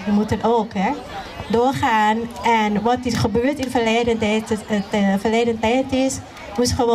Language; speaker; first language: Dutch; non-native, learner; Thai